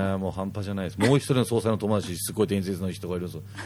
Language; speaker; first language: Japanese; non-native, fluent; Danish